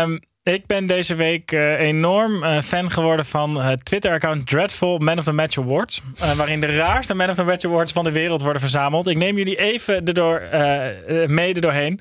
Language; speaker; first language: Dutch; native; Dutch